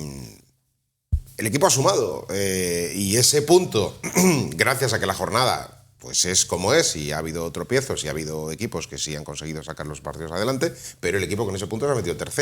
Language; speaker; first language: Spanish; native; Spanish